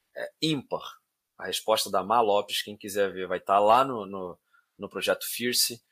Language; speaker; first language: Portuguese; native; Portuguese